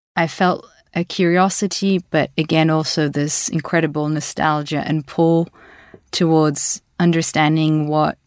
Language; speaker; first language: English; early bilingual, other home language; Russian